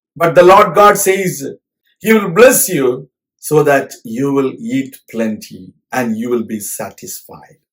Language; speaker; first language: English; non-native, local second language; Tamil